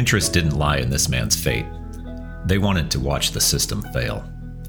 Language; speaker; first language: English; native; English